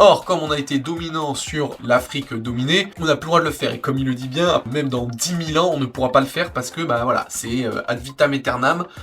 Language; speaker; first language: French; native; French